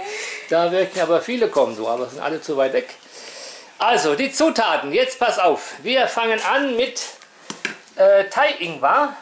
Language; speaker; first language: German; native; German